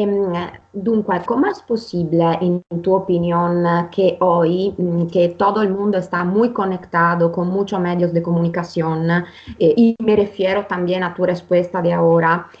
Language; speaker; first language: Spanish; non-native, fluent; Italian